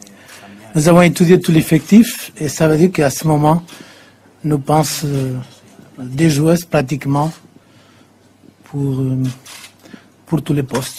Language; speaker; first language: French; non-native, fluent; Portuguese